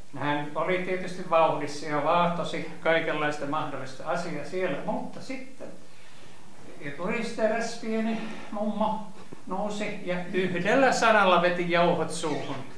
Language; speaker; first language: Finnish; native; Finnish